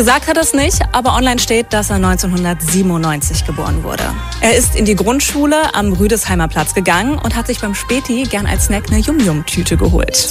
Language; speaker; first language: German; native; German